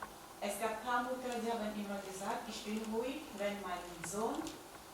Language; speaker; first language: German; non-native, learner; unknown